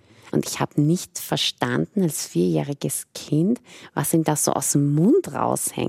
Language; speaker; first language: German; early bilingual, other home language; Persian